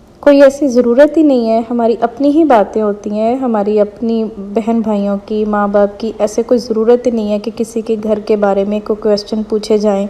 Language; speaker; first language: Urdu; native; Urdu